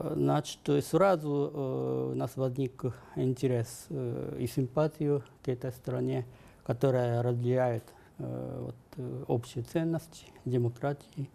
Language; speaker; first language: Russian; non-native, fluent; Japanese